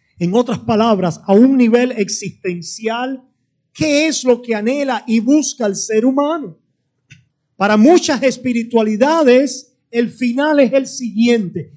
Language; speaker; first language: Spanish; native; Spanish